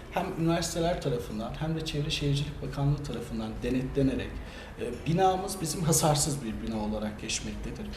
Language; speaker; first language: Turkish; native; Turkish